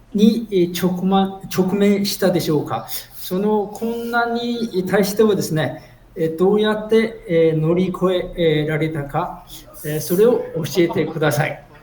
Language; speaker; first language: Japanese; non-native, fluent; Chinese